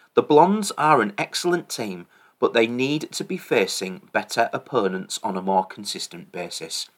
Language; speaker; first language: English; native; English